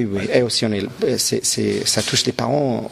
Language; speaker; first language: French; non-native, local second language; English